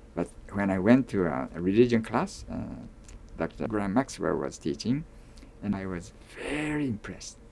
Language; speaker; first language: English; non-native, fluent; Japanese